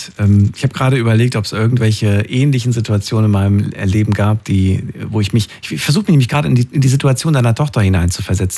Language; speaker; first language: German; native; German